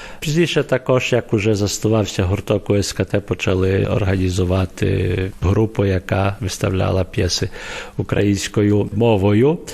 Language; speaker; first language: Ukrainian; early bilingual, heritage; Ukrainian